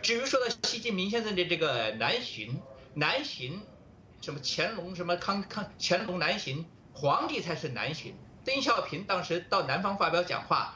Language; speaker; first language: Chinese; native; Chinese